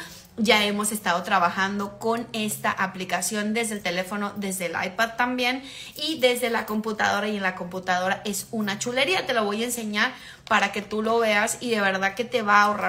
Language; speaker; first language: Spanish; native; Spanish